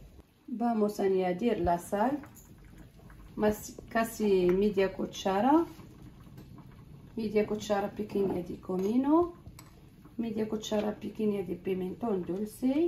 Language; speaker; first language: Spanish; non-native, fluent; Arabic